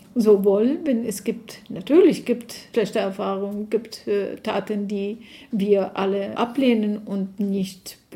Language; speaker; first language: German; non-native, fluent; Arabic